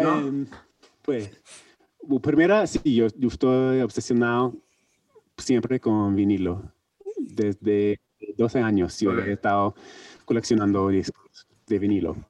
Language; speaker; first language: Spanish; non-native, learner; English